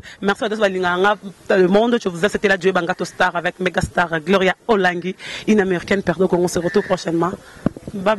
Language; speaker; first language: French; non-native, local second language; Lingala